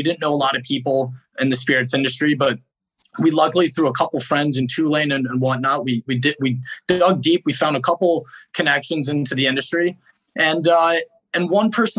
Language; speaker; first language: English; native; English